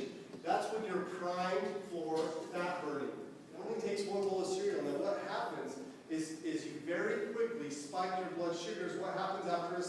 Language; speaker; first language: English; native; English